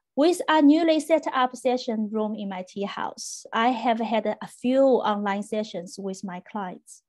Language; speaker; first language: English; non-native, fluent; Chinese